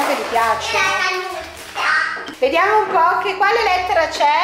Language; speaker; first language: Italian; native; Italian